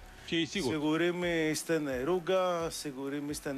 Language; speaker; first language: Albanian; non-native, learner; Greek